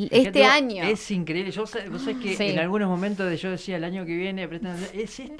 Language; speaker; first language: Spanish; native; Spanish